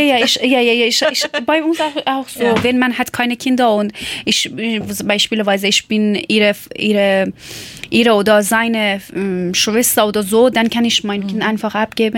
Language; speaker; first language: German; non-native, learner; Persian